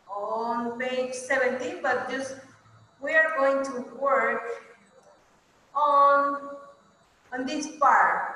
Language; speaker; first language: English; non-native, fluent; Spanish